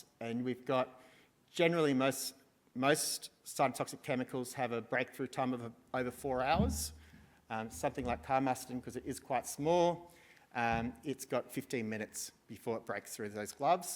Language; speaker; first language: English; native; English